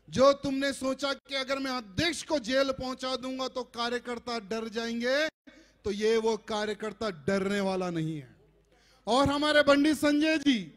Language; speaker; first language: Hindi; native; Hindi